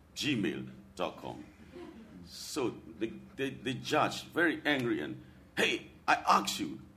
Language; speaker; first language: English; non-native, learner; Burmese